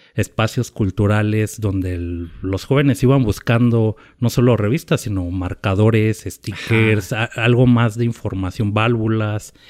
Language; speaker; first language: Spanish; native; Spanish